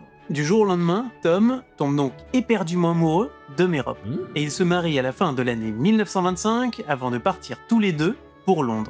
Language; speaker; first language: French; native; French